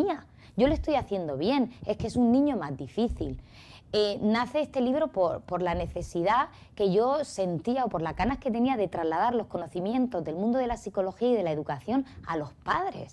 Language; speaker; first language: Spanish; native; Spanish